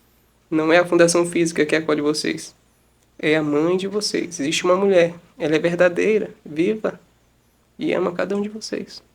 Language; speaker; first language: Portuguese; native; Portuguese